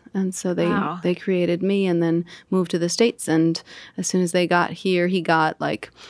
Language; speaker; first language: English; native; English